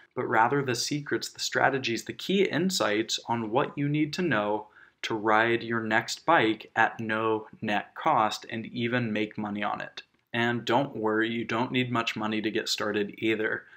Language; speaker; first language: English; native; English